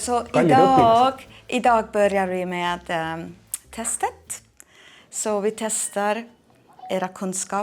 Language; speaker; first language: Swedish; non-native, fluent; Estonian